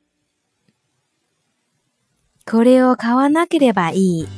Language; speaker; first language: Japanese; non-native, fluent; Chinese